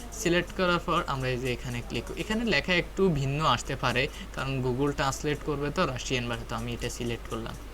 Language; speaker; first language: Bangla; native; Bangla